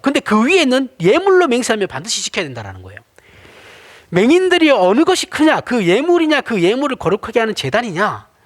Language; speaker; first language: Korean; native; Korean